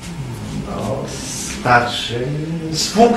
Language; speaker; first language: Polish; native; Polish